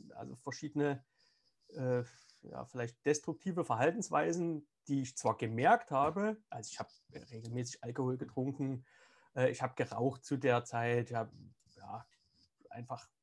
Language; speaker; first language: German; native; German